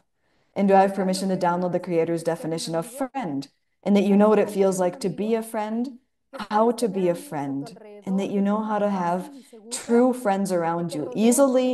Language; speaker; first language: English; non-native, fluent; Spanish